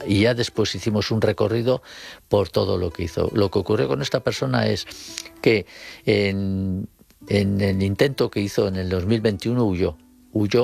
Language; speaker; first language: Spanish; native; Spanish